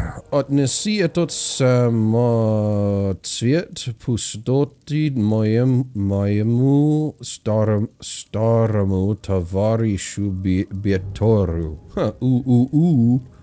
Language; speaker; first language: Russian; non-native, learner; English